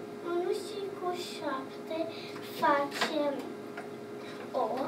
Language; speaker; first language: Romanian; early bilingual, heritage; English